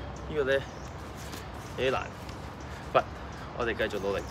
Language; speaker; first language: Cantonese; native; Cantonese